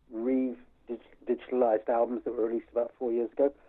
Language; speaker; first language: English; native; English